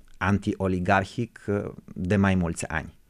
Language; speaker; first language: Romanian; non-native, fluent; Bulgarian